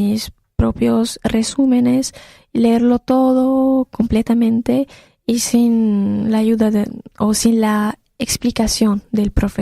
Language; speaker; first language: Spanish; non-native, fluent; Arabic